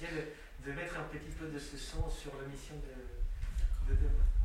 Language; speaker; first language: French; native; French